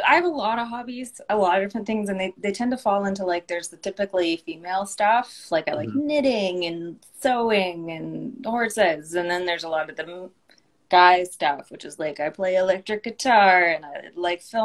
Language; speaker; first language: English; native; English